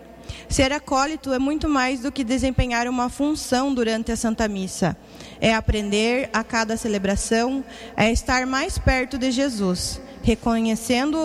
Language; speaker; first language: Portuguese; native; Portuguese